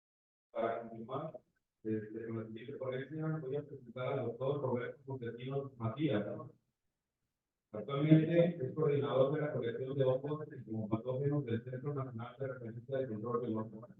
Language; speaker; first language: Spanish; native; Spanish